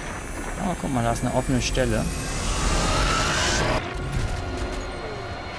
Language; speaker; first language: German; native; German